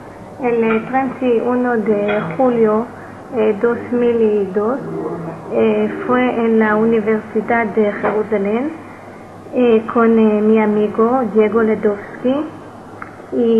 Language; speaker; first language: Spanish; non-native, learner; Hebrew